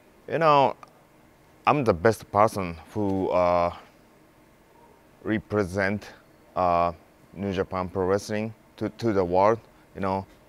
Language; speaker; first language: English; non-native, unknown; Japanese